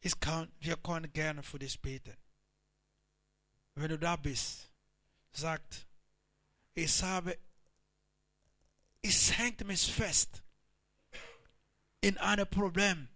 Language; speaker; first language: German; non-native, learner; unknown